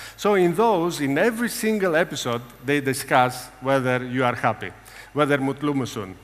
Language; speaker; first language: English; non-native, fluent; Greek